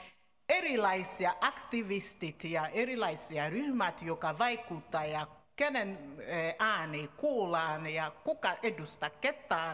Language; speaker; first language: Finnish; non-native, learner; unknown